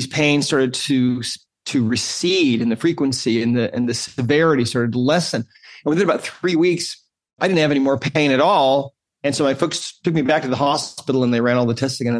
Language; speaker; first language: English; native; English